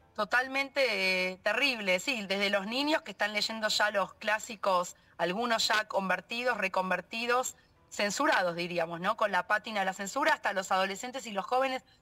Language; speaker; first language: Spanish; native; Spanish